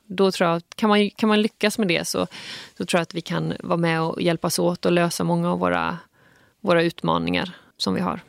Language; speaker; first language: Swedish; native; Swedish